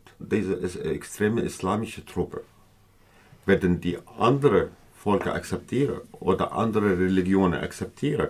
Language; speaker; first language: German; non-native, fluent; Kurdish